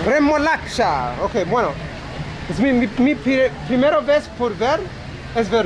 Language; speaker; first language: Spanish; non-native, learner; English